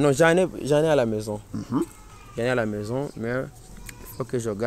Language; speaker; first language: French; non-native, learner; Rundi